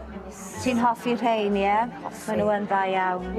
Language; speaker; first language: Welsh; native; Welsh